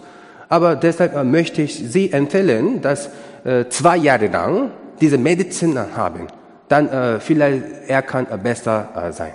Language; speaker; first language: German; non-native, learner; Korean